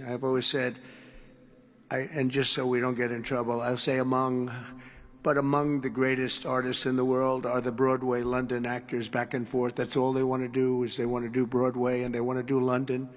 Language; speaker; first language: English; native; English